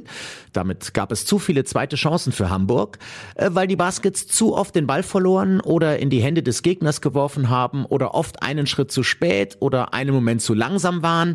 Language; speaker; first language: German; native; German